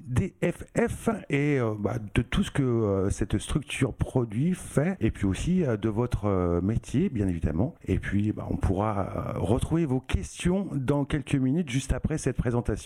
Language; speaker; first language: French; native; French